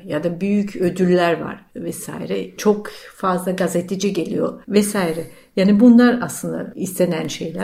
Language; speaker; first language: Turkish; non-native, fluent; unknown